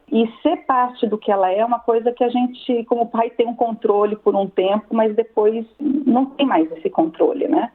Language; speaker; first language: Portuguese; native; Portuguese